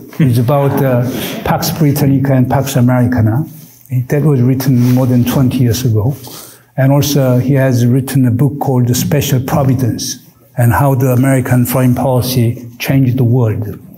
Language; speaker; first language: English; non-native, fluent; Korean